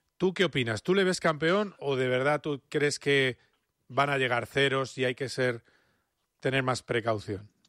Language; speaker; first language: Spanish; native; Spanish